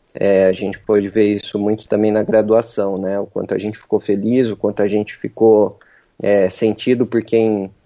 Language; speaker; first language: Portuguese; native; Portuguese